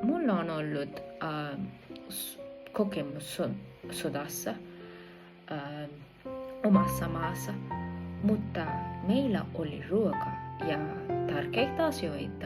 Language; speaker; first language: Finnish; non-native, learner; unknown